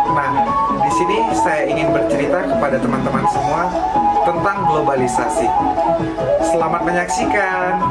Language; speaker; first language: Indonesian; native; Indonesian